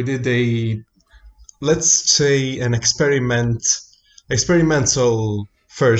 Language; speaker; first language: English; non-native, fluent; Italian